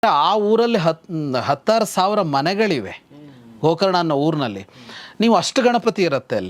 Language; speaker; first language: Kannada; native; Kannada